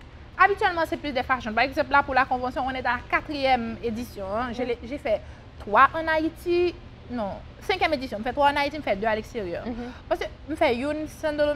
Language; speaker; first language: French; non-native, local second language; Haitian Creole